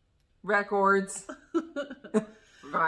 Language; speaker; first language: English; native; English